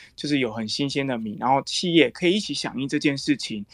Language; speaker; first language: Chinese; native; Chinese